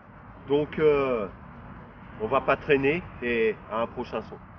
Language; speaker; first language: French; native; French